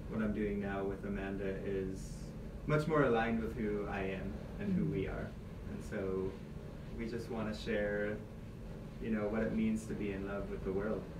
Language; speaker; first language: English; native; English